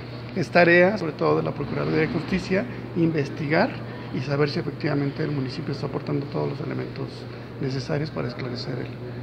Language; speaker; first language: Spanish; native; Spanish